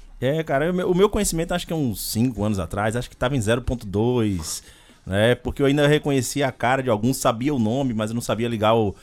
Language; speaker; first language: Portuguese; native; Portuguese